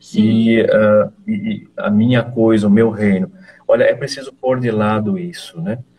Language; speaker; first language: Portuguese; native; Portuguese